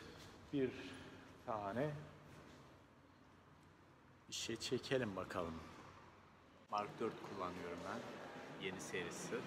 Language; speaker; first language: Turkish; native; Turkish